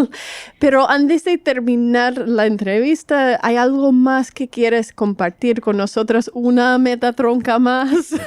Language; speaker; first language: Spanish; non-native, fluent; English